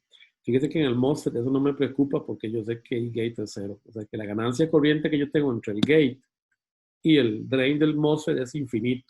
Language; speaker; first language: Spanish; native; Spanish